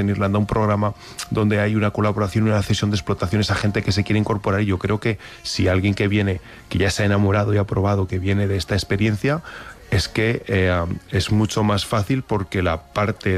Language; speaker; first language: Spanish; native; Spanish